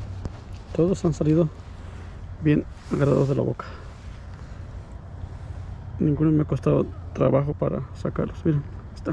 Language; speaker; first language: Spanish; early bilingual, heritage; Spanish